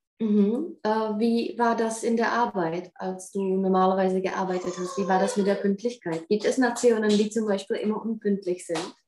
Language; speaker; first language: German; non-native, fluent; Czech